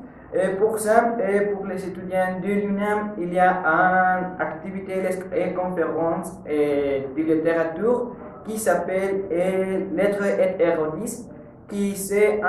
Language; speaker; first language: French; non-native, learner; Spanish